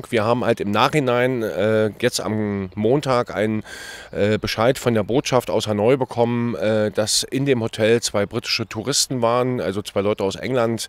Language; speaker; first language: German; native; German